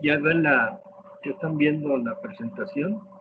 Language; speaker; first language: Spanish; native; Spanish